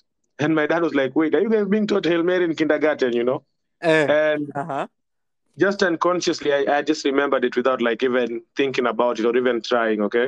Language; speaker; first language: English; non-native, local second language; Swahili